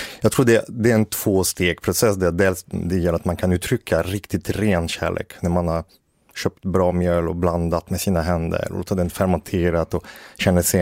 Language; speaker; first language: Swedish; native; Swedish